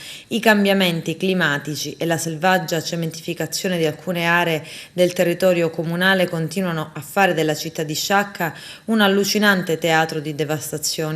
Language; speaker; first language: Italian; native; Italian